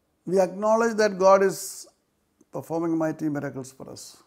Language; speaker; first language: English; non-native, local second language; Malayalam